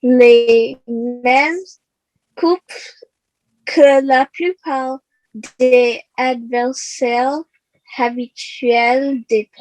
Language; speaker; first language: French; non-native, learner; English